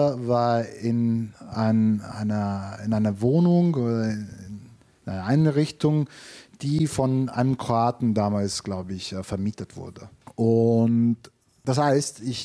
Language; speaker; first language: German; non-native, fluent; Italian